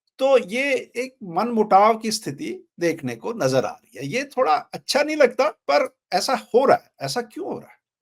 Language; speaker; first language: Hindi; native; Hindi